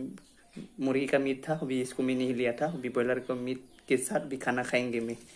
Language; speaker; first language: Hindi; non-native, local second language; Bodo